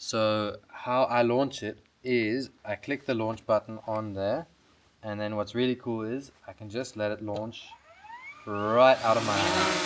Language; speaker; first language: English; native; English